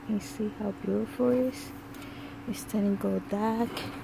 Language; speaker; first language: English; non-native, learner; Spanish